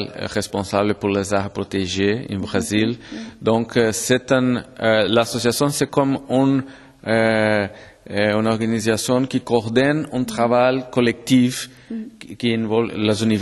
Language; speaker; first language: French; non-native, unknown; Portuguese